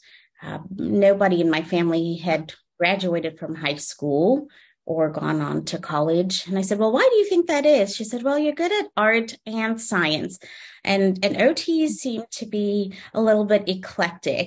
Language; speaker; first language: English; non-native, local second language; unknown